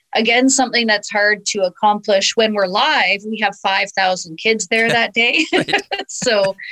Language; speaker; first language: English; native; English